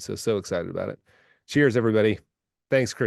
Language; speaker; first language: English; native; English